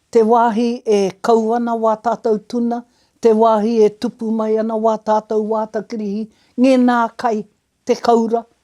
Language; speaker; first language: Māori; native; Māori